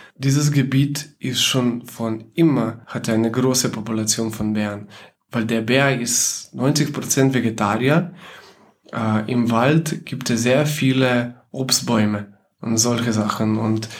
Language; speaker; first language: German; non-native, fluent; Slovenian